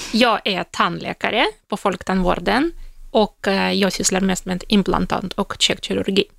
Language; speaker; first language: Swedish; non-native, fluent; Russian